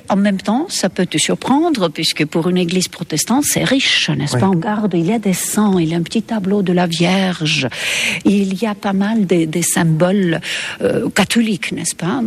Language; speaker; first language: French; non-native, fluent; Estonian